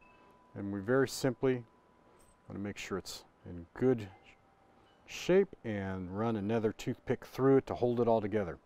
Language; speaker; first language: English; native; English